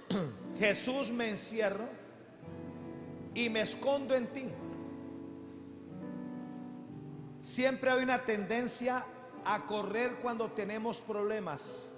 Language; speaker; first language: Spanish; native; Spanish